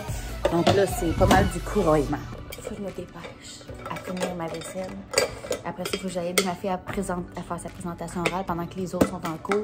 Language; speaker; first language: French; native; French